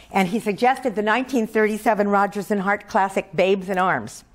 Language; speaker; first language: English; native; English